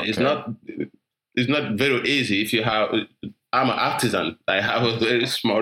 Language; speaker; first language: English; non-native, learner; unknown